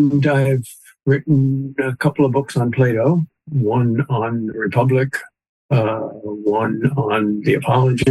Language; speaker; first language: English; native; English